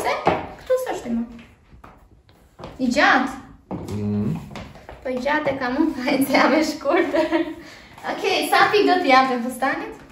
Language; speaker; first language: Albanian; early bilingual, heritage; Albanian